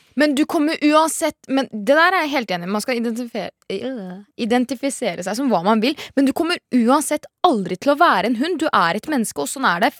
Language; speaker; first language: Norwegian; native; Norwegian